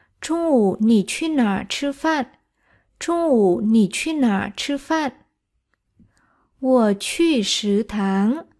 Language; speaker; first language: Chinese; non-native, fluent; Vietnamese